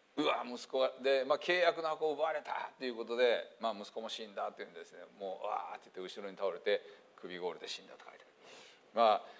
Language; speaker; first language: Japanese; native; Japanese